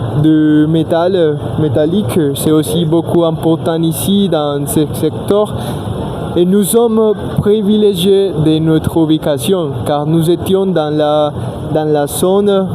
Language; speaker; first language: French; non-native, learner; Spanish